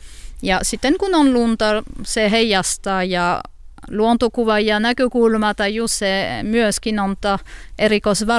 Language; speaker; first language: Finnish; non-native, learner; French